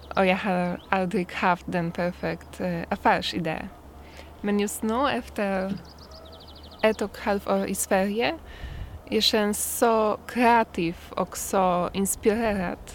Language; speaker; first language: Swedish; non-native, learner; Polish